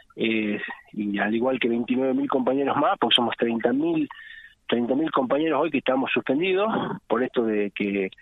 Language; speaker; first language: Spanish; native; Spanish